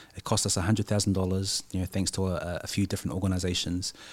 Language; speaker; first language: English; native; English